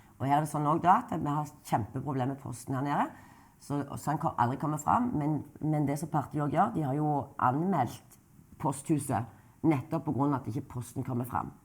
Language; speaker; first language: Norwegian; native; Norwegian